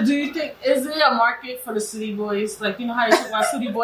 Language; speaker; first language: English; native; English